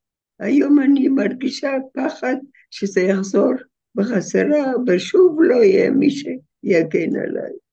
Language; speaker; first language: Hebrew; non-native, fluent; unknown